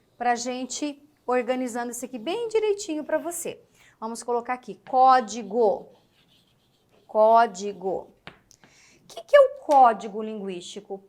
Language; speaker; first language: Portuguese; native; Portuguese